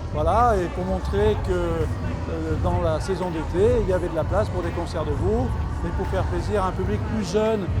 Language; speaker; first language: French; native; French